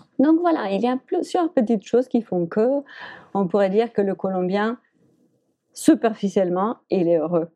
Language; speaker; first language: French; non-native, fluent; Spanish